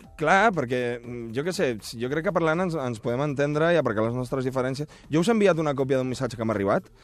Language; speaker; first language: Catalan; early bilingual, other home language; Spanish